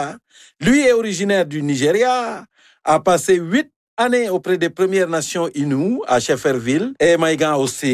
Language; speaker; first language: French; native; French